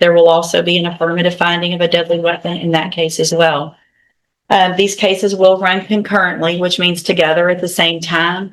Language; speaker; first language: English; native; English